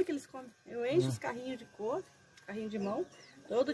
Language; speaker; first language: Portuguese; native; Portuguese